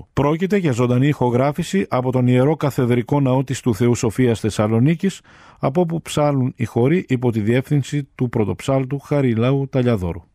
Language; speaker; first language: Greek; native; Greek